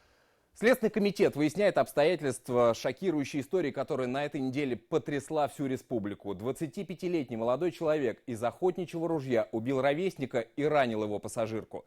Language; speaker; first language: Russian; native; Russian